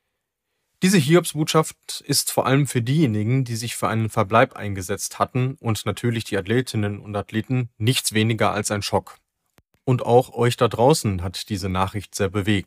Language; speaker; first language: German; native; German